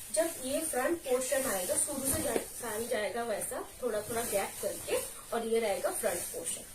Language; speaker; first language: Hindi; non-native, local second language; Bangla